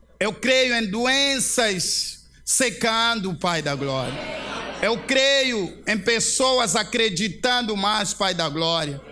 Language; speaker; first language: Portuguese; native; Portuguese